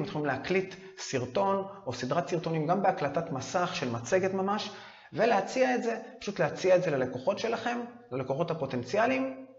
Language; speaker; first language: Hebrew; native; Hebrew